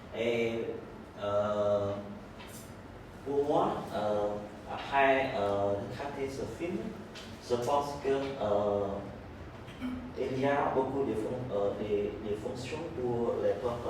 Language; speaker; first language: French; non-native, learner; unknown